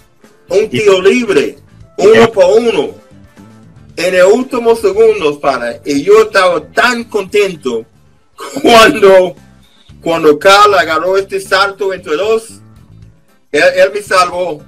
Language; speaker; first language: Spanish; non-native, fluent; English